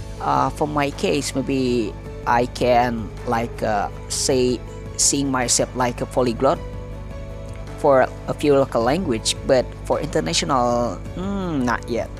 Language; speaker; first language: English; non-native, learner; Indonesian